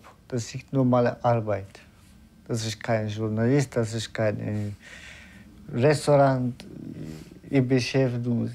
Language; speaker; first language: German; non-native, learner; Turkish